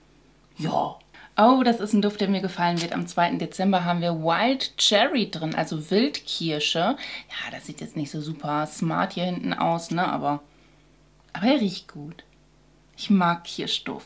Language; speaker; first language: German; native; German